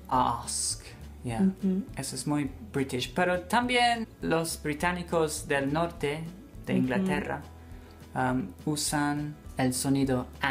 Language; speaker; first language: Spanish; non-native, fluent; English